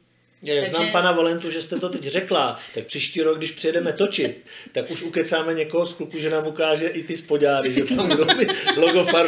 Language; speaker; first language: Czech; native; Czech